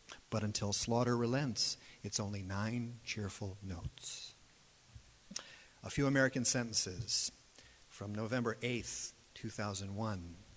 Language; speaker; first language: English; native; English